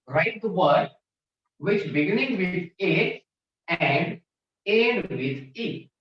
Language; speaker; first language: English; non-native, local second language; Marathi